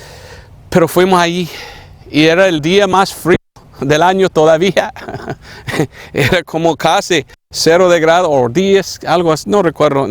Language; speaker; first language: Spanish; non-native, fluent; English